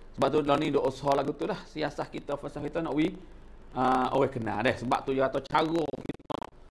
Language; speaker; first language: Malay; native; Malay